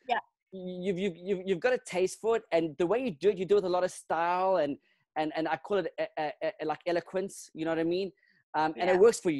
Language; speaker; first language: English; non-native, local second language; Kabuverdianu